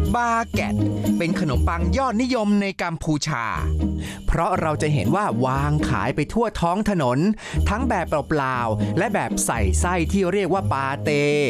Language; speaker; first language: Thai; native; Thai